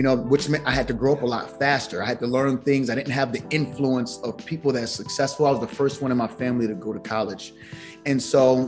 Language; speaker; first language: English; native; English